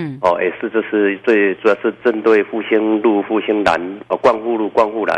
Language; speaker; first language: Chinese; native; Chinese